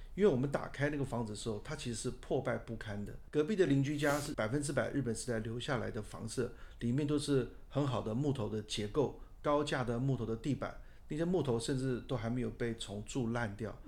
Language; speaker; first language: Chinese; native; Chinese